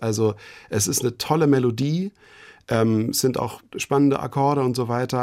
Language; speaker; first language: German; native; German